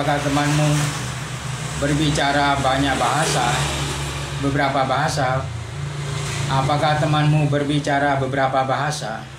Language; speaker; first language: Indonesian; non-native, local second language; Madurese